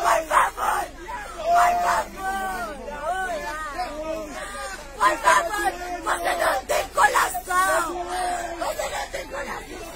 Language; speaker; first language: Portuguese; non-native, learner; Haitian Creole